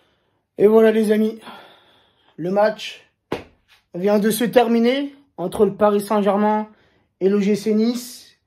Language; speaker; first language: French; native; French